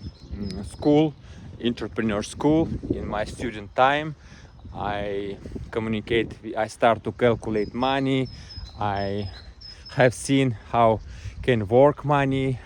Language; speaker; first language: English; non-native, learner; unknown